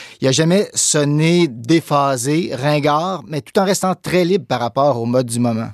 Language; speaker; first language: French; native; French